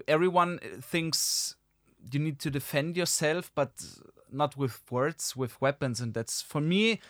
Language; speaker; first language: English; non-native, fluent; German